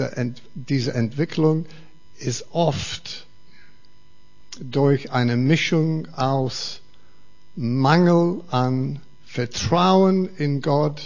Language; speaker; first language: German; non-native, fluent; English